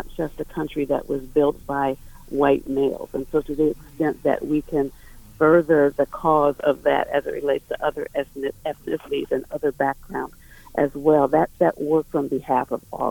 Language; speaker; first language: English; native; English